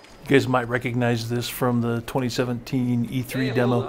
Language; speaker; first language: English; native; English